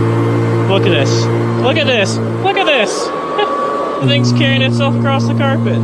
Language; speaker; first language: English; native; English